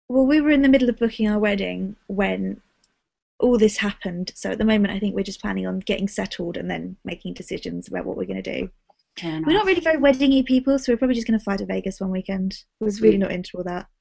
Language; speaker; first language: English; native; English